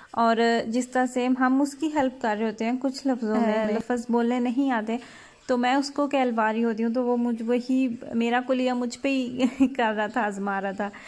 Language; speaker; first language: Urdu; native; Urdu